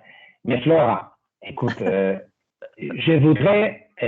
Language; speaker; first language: French; non-native, fluent; Spanish